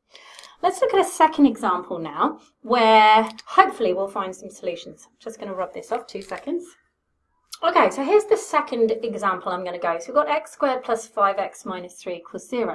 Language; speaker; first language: English; native; English